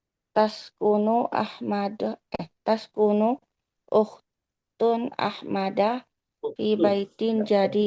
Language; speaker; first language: Arabic; non-native, learner; Indonesian